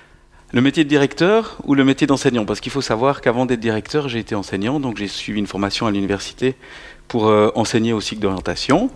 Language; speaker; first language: French; native; French